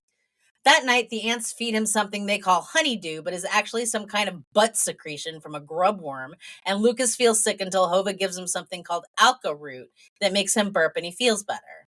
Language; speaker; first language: English; native; English